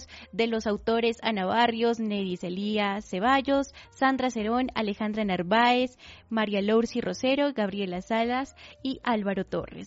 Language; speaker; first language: Spanish; native; Spanish